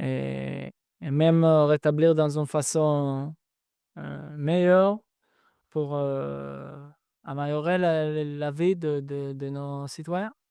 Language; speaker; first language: French; non-native, fluent; Hebrew